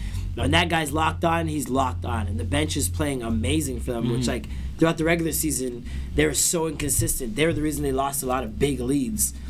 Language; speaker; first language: English; native; English